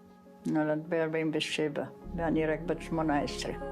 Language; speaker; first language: Hebrew; non-native, fluent; Czech